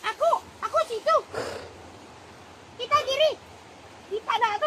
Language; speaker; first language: Cebuano; non-native, local second language; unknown